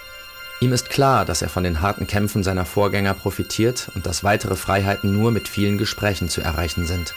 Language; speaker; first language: German; native; German